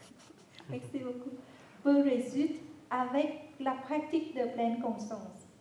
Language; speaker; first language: French; non-native, fluent; Vietnamese